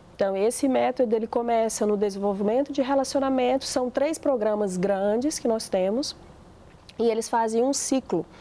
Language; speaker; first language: Portuguese; native; Portuguese